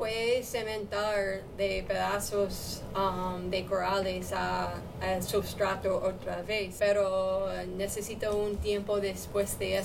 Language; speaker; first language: Spanish; non-native, learner; English